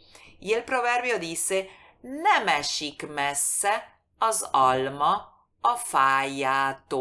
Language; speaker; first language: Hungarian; non-native, fluent; Spanish